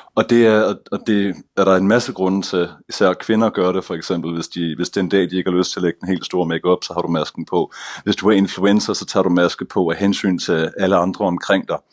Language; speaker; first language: Danish; native; Danish